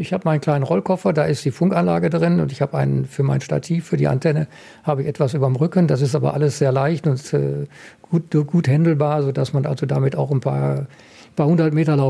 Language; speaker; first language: German; native; German